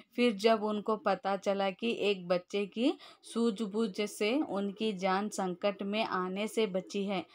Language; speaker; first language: Hindi; non-native, local second language; Kannada